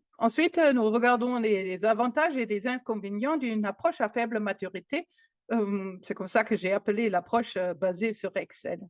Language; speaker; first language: French; non-native, fluent; German